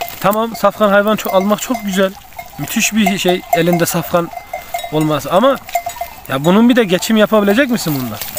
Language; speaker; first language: Turkish; native; Turkish